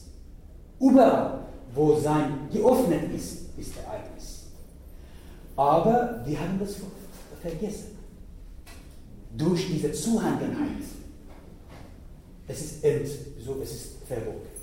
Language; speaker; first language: German; non-native, learner; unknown